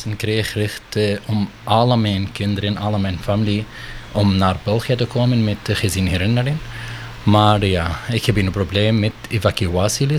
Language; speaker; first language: Dutch; non-native, learner; Arabic